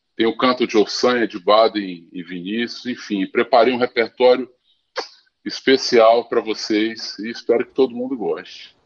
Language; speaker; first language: Portuguese; native; Portuguese